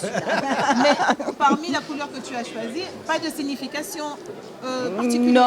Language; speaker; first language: French; native; French